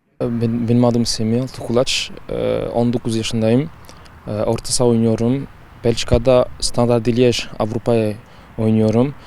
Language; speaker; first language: Turkish; early bilingual, heritage; Turkish